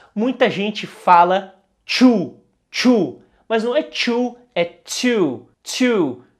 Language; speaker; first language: Portuguese; native; Portuguese